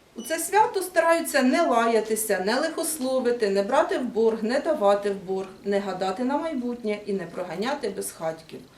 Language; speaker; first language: Ukrainian; native; Ukrainian